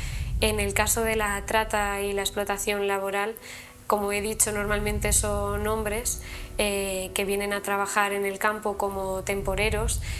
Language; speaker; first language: Spanish; native; Spanish